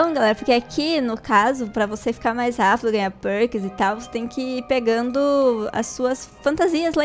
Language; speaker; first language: Portuguese; native; Portuguese